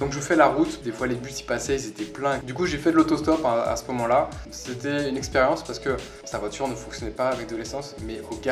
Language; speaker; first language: French; native; French